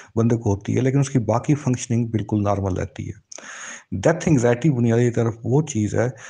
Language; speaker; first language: Urdu; native; Urdu